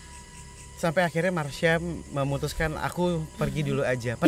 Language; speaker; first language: Indonesian; native; Indonesian